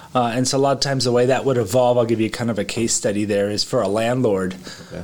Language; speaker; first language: English; native; English